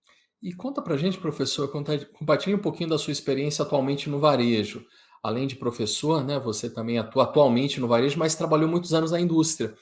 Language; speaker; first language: Portuguese; native; Portuguese